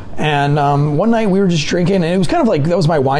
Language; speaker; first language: English; native; English